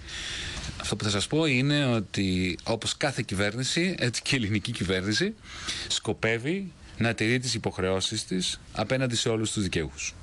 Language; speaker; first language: Greek; native; Greek